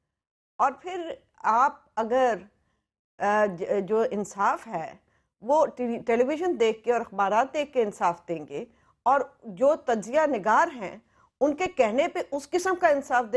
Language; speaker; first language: Urdu; native; Urdu